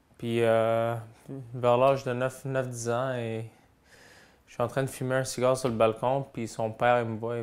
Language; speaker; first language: French; native; French